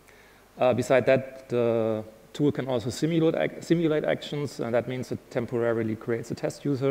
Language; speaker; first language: English; non-native, fluent; German